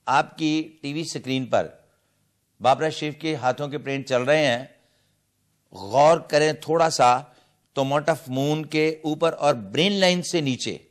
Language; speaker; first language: Urdu; non-native, local second language; Punjabi